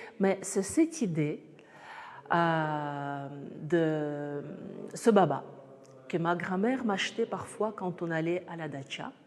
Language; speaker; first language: French; non-native, fluent; Russian